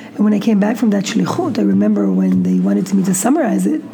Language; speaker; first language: English; non-native, fluent; Hebrew